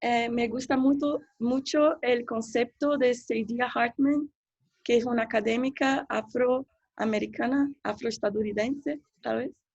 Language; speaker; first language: Spanish; non-native, fluent; Portuguese